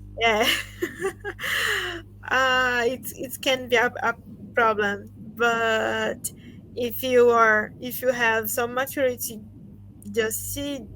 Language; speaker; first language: English; non-native, learner; Portuguese